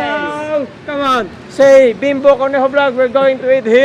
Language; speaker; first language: English; non-native, local second language; Filipino